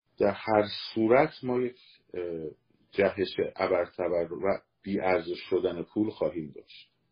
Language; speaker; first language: Persian; native; Persian